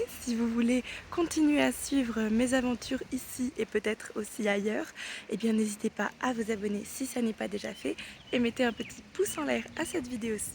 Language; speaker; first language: French; native; French